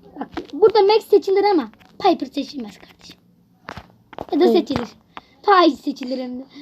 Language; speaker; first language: Turkish; native; Turkish